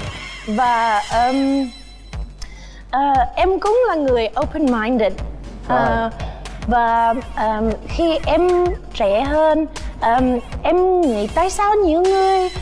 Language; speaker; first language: Vietnamese; non-native, learner; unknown